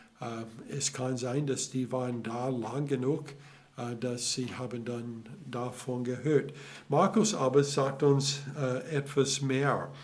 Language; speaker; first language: German; non-native, learner; English